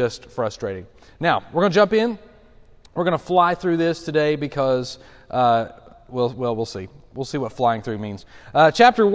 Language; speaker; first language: English; native; English